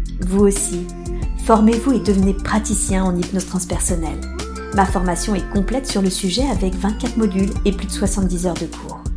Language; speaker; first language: French; native; French